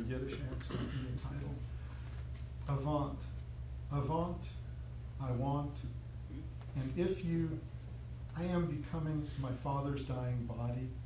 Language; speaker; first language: English; native; English